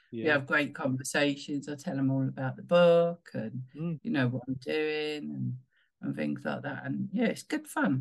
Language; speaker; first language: English; native; English